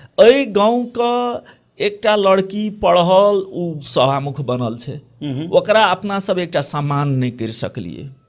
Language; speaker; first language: Maithili; native; Maithili